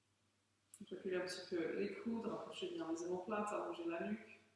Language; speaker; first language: French; native; French